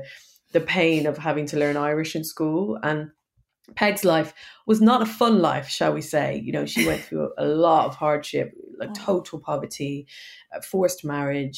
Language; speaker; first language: English; native; English